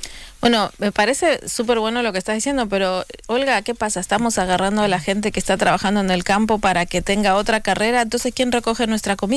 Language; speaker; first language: Spanish; native; Spanish